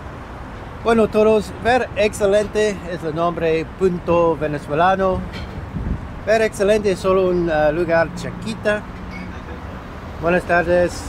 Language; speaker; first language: Spanish; non-native, learner; English